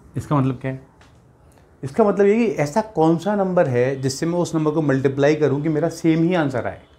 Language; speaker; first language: Hindi; native; Hindi